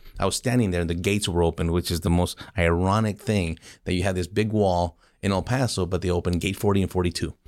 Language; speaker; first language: English; early bilingual, other home language; Spanish